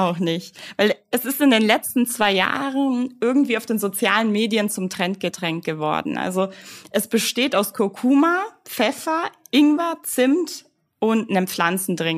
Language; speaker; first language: German; native; German